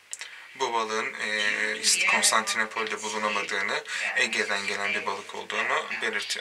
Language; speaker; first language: Turkish; native; Turkish